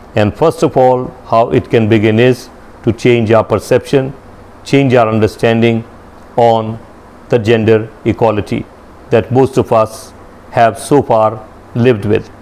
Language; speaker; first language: English; non-native, local second language; Hindi